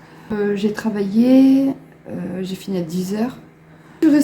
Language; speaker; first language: French; native; French